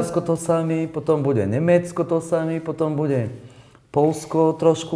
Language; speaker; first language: Czech; non-native, learner; Bulgarian